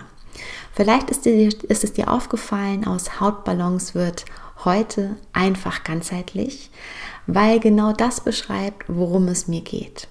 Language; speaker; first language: German; native; German